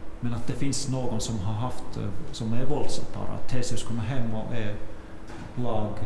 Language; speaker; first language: Swedish; non-native, fluent; Finnish